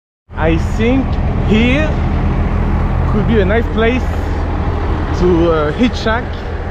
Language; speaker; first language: English; non-native, fluent; French